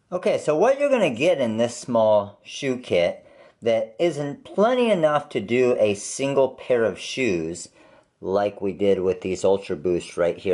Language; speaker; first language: English; native; English